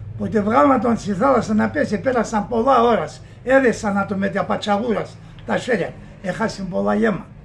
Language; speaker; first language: Greek; early bilingual, heritage; Greek